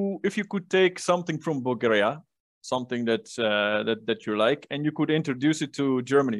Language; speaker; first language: English; non-native, fluent; Dutch